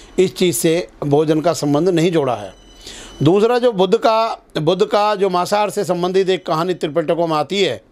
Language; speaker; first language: Hindi; native; Hindi